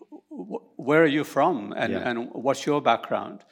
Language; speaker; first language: English; early bilingual, other home language; Urdu